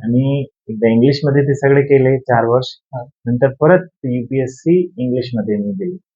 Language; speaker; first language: Marathi; non-native, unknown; Urdu